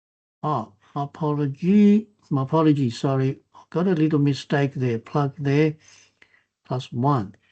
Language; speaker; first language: English; non-native, fluent; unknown